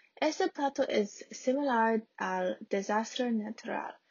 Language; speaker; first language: Spanish; non-native, learner; English